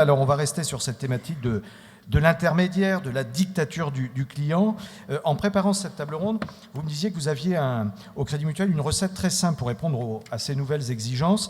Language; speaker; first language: French; native; French